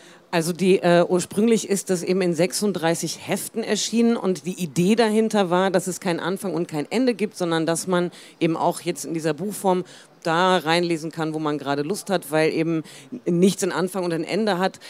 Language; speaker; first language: German; native; German